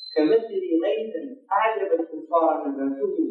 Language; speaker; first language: Arabic; non-native, fluent; English